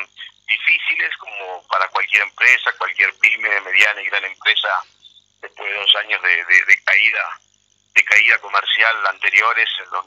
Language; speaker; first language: Spanish; native; Spanish